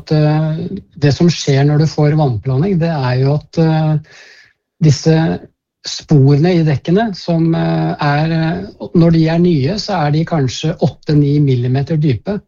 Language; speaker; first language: Norwegian; native; Norwegian